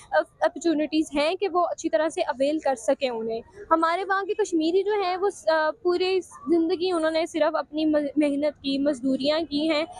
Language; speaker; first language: Urdu; native; Urdu